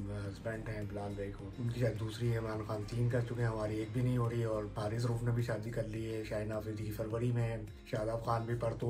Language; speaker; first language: Urdu; native; Urdu